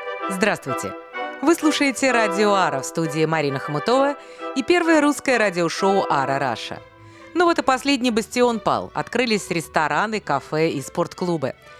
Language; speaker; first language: Russian; native; Russian